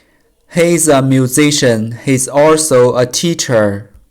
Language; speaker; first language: English; non-native, learner; Chinese